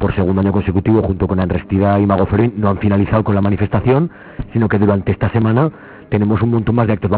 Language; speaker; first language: Spanish; native; Spanish